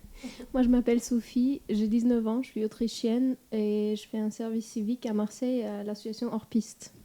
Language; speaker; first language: French; non-native, fluent; German